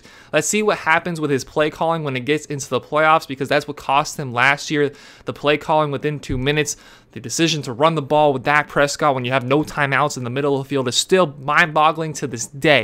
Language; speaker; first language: English; native; English